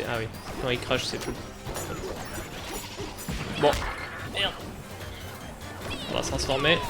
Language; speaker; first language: French; native; French